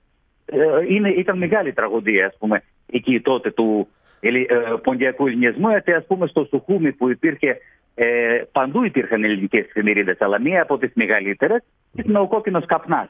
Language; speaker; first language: Greek; early bilingual, heritage; Greek